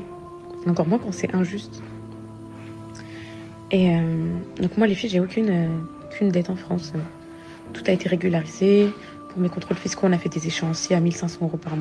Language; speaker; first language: French; native; French